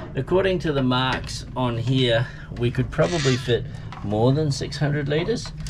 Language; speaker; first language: English; native; English